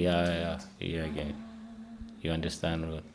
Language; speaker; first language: English; non-native, learner; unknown